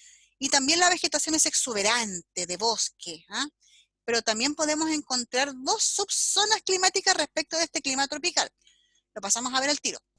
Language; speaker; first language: Spanish; native; Spanish